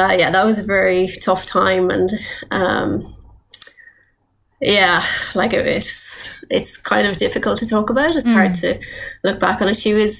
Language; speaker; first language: English; native; English